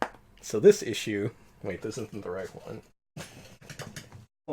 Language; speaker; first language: English; native; English